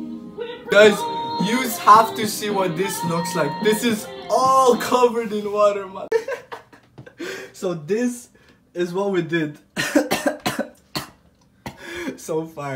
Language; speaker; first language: English; non-native, fluent; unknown